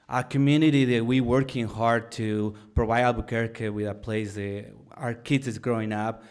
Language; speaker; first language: English; non-native, learner; Spanish